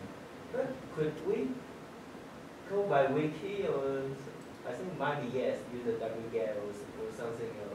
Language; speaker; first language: English; non-native, fluent; Chinese